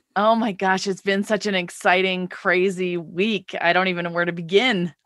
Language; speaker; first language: English; native; English